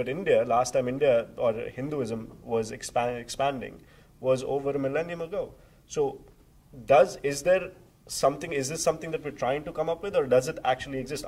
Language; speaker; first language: English; non-native, local second language; Hindi